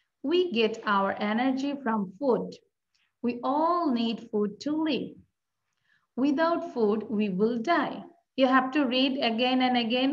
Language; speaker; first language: English; non-native, local second language; Bangla